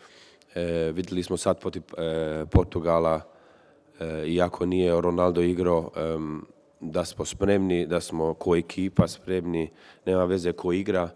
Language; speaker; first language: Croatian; early bilingual, heritage; Croatian